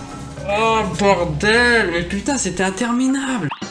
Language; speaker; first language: French; native; French